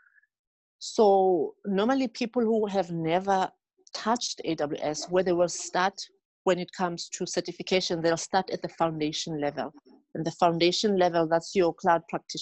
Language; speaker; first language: English; non-native, local second language; Xhosa